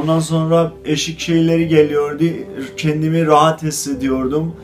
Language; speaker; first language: Turkish; non-native, learner; Azerbaijani